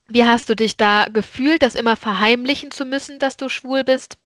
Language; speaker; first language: German; native; German